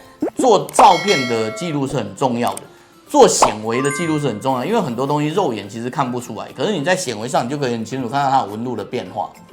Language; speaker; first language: Chinese; native; Chinese